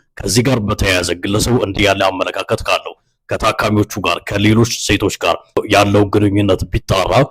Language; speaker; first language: Amharic; native; Amharic